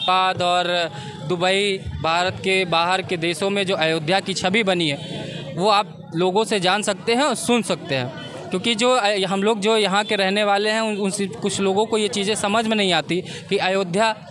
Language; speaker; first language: Hindi; native; Hindi